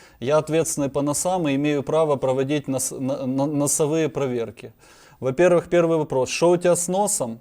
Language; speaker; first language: Russian; native; Russian